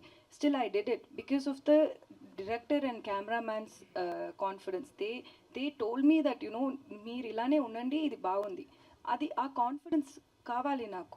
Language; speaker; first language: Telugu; non-native, learner; Tamil